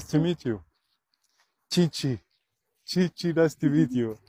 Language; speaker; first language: English; non-native, learner; Arabic